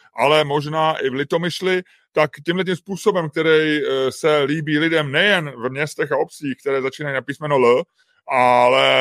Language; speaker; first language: Czech; native; Czech